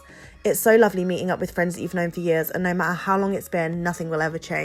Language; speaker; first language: English; native; English